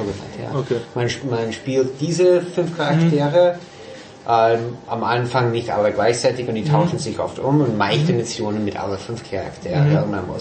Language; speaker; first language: German; non-native, fluent; English